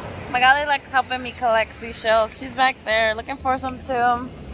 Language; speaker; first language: English; early bilingual, other home language; Spanish